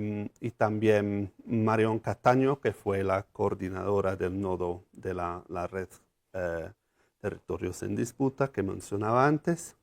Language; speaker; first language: Spanish; non-native, fluent; English